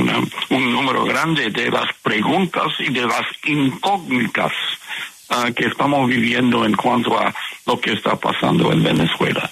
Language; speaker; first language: Spanish; non-native, fluent; English